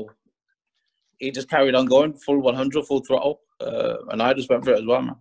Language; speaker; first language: English; native; English